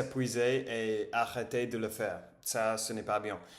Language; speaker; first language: French; non-native, learner; English